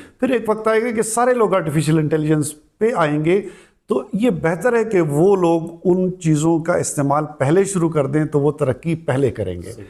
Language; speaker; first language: Urdu; non-native, local second language; Pashto